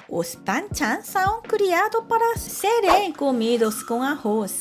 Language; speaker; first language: Portuguese; non-native, fluent; Korean